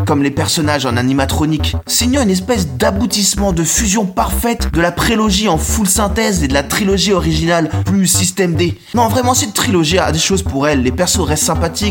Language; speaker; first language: French; native; French